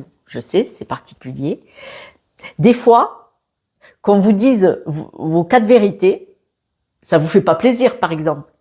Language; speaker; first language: French; native; French